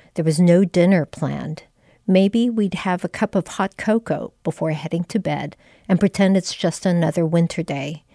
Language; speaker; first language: English; non-native, local second language; Filipino